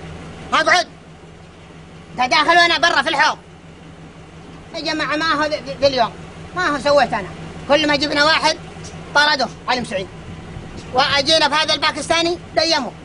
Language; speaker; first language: Arabic; native; Arabic